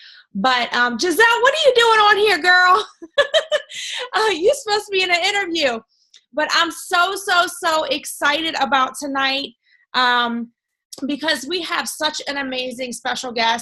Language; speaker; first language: English; native; English